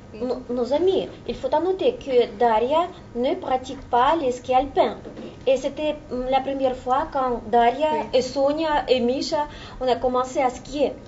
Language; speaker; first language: French; non-native, fluent; Russian